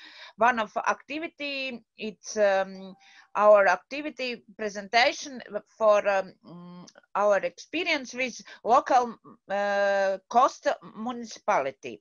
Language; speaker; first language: English; non-native, learner; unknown